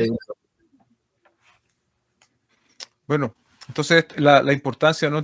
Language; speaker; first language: Spanish; native; Spanish